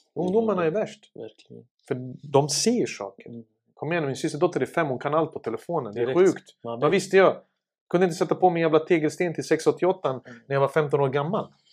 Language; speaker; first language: Swedish; early bilingual, other home language; Serbian